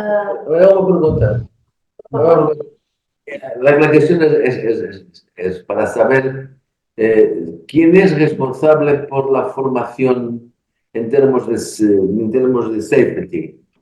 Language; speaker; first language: Spanish; non-native, learner; Portuguese